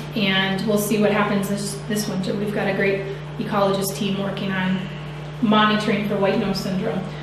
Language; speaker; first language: English; native; English